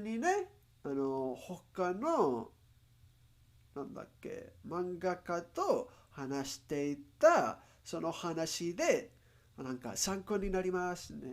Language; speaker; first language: Japanese; non-native, learner; Spanish